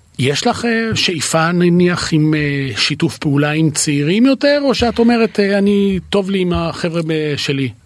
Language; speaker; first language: Hebrew; native; Hebrew